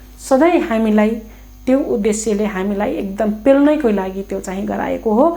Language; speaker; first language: Nepali; non-native, local second language; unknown